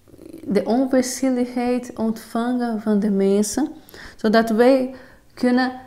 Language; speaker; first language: Dutch; non-native, fluent; Portuguese